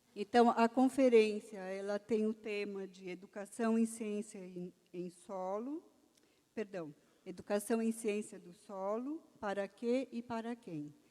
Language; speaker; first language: Portuguese; native; Portuguese